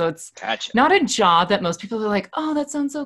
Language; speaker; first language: English; native; English